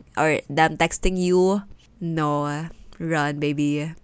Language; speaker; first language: English; non-native, local second language; Filipino